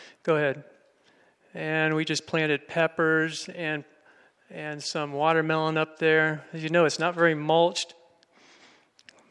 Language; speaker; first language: English; native; English